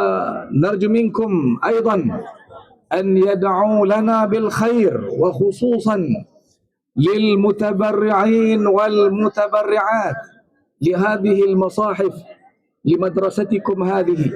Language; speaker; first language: Arabic; non-native, fluent; Malay